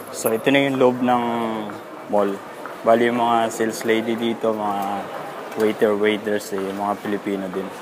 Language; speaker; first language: Filipino; native; Filipino